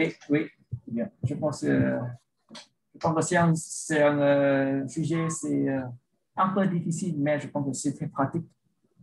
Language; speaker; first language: French; non-native, learner; Vietnamese